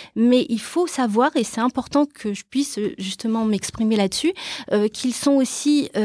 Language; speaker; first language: French; early bilingual, other home language; Portuguese